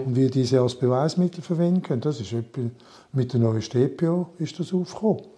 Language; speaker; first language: German; non-native, local second language; French